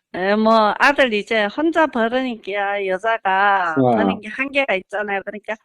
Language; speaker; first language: Korean; early bilingual, heritage; Korean